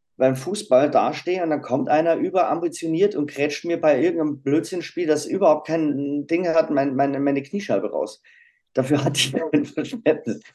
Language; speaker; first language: German; native; German